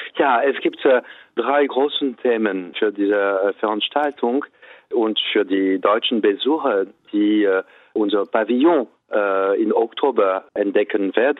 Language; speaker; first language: German; non-native, fluent; French